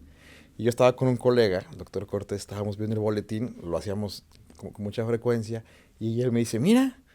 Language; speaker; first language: Spanish; native; Spanish